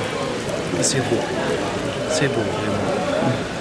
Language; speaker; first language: French; non-native, local second language; Arabic